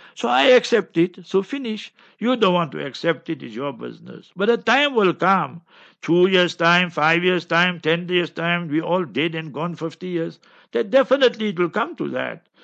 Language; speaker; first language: English; native; English